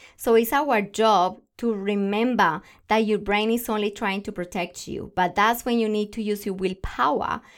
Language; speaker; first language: English; non-native, fluent; Spanish